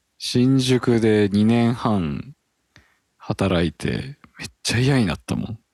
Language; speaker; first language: Japanese; early bilingual, heritage; Japanese